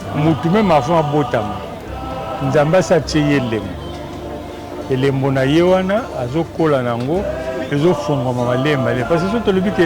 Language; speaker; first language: Lingala; non-native, local second language; Kongo